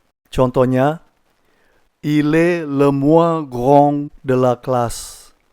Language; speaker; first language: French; non-native, fluent; Indonesian